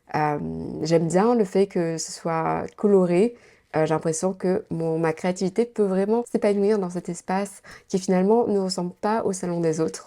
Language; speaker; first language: French; native; French